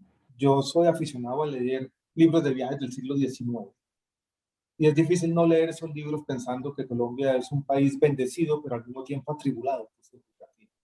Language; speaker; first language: Spanish; native; Spanish